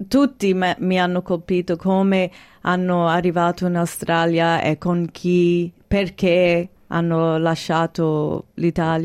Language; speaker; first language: Italian; early bilingual, heritage; English